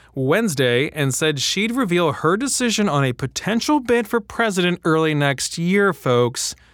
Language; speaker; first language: English; native; English